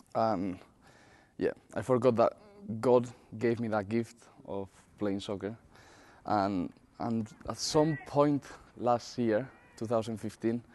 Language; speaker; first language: English; non-native, fluent; Spanish